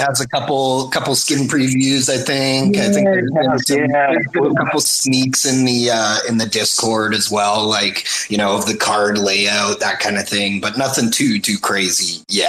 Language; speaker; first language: English; native; English